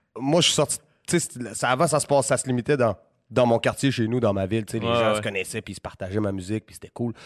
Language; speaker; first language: French; native; French